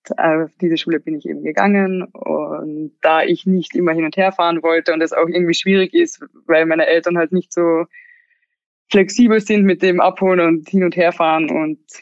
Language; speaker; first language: German; non-native, local second language; Slovenian